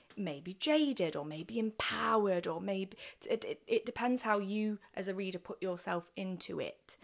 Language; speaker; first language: English; native; English